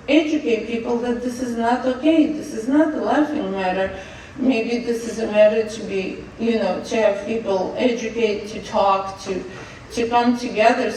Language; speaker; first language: English; non-native, fluent; Russian